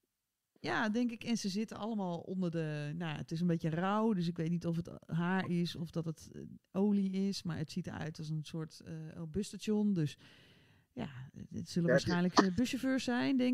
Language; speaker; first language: Dutch; native; Dutch